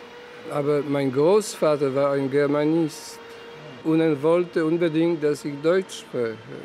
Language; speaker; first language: German; non-native, fluent; Polish